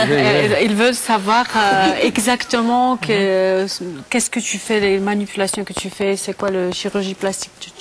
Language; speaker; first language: French; non-native, learner; Georgian